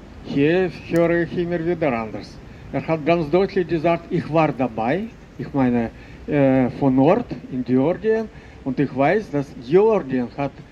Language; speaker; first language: German; non-native, fluent; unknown